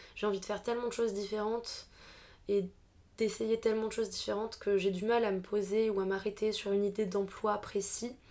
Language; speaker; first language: French; native; French